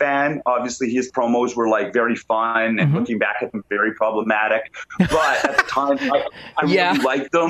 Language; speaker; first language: English; native; English